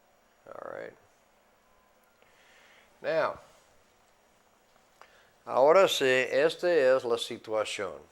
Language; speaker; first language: Spanish; non-native, fluent; English